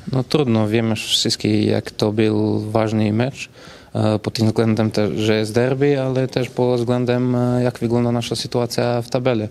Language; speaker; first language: Polish; non-native, fluent; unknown